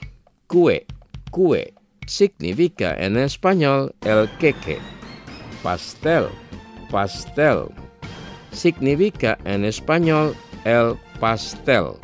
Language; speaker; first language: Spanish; non-native, fluent; Indonesian